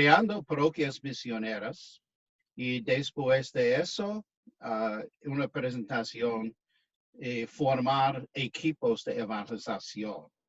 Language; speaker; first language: Spanish; non-native, fluent; English